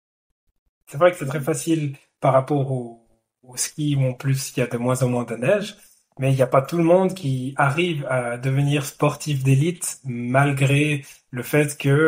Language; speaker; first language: French; native; French